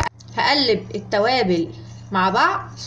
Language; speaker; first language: Arabic; native; Arabic